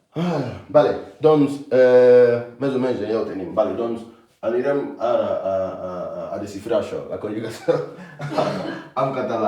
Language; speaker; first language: Catalan; non-native, fluent; Akan